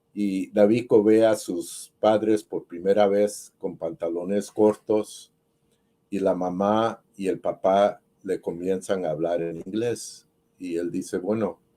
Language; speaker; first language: Spanish; early bilingual, heritage; Spanish